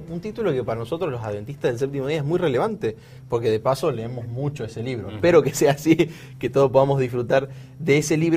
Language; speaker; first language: Spanish; native; Spanish